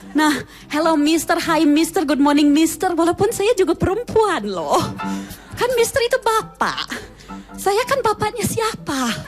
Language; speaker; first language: Indonesian; non-native, fluent; English